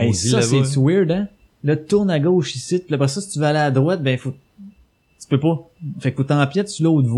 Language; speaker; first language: French; native; French